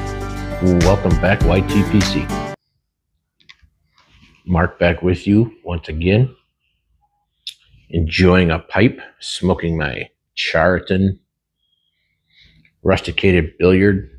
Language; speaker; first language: English; native; English